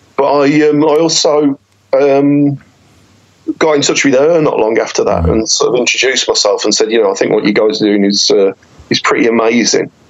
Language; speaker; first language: English; native; English